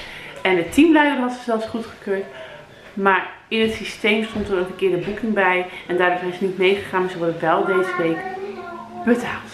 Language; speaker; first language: Dutch; native; Dutch